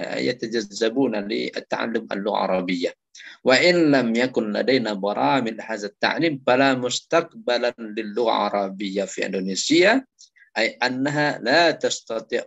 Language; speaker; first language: Arabic; non-native, fluent; Indonesian